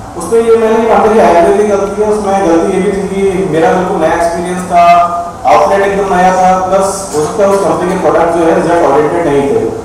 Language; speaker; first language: Hindi; native; Hindi